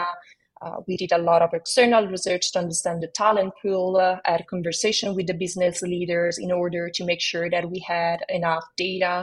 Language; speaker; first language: English; non-native, fluent; Italian